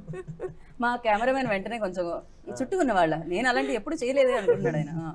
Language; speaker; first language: Telugu; native; Telugu